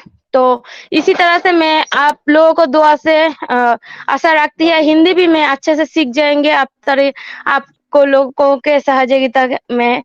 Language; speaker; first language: Hindi; non-native, learner; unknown